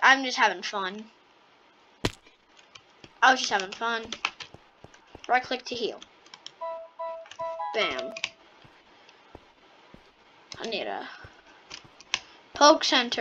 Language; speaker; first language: English; native; English